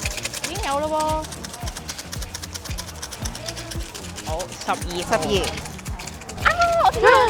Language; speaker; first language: Cantonese; native; Cantonese